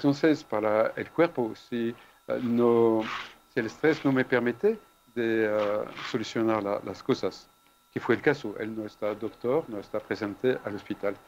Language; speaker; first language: Spanish; non-native, fluent; French